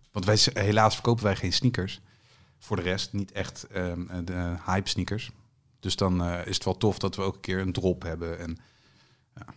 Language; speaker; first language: Dutch; native; Dutch